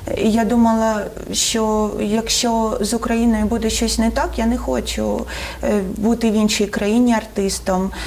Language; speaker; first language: Ukrainian; non-native, local second language; Russian